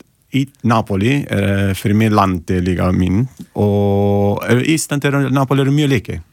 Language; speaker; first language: Icelandic; non-native, learner; Italian